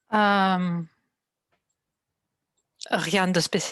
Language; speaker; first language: French; non-native, learner; Russian